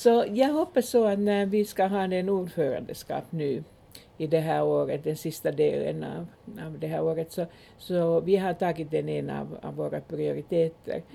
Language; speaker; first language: Swedish; non-native, local second language; Finnish